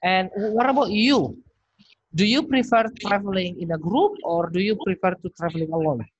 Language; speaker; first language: English; non-native, fluent; Indonesian